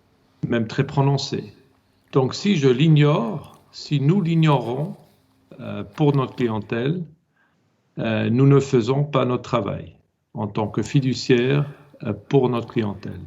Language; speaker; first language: French; non-native, local second language; German